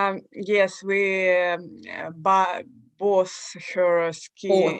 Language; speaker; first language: English; non-native, learner; Russian